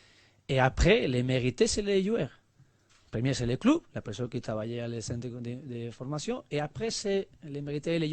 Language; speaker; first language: French; non-native, learner; Spanish